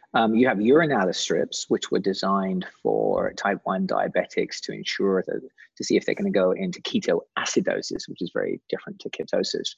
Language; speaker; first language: English; native; English